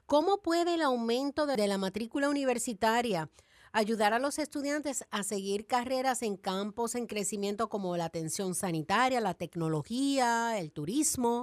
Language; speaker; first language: Spanish; native; Spanish